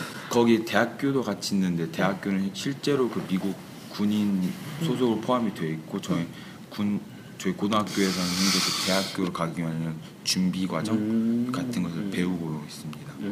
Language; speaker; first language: Korean; early bilingual, heritage; Korean